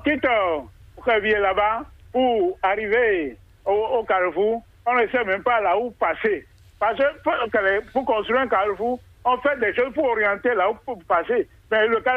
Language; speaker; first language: French; non-native, local second language; Fon